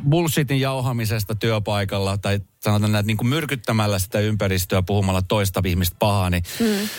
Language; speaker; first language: Finnish; early bilingual, other home language; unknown